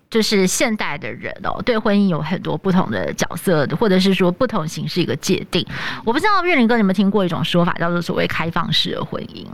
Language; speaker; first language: Chinese; native; Chinese